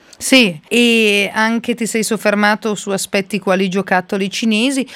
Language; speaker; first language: Italian; native; Italian